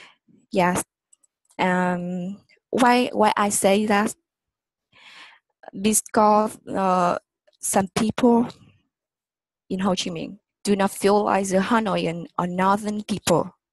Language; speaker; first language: English; non-native, learner; Vietnamese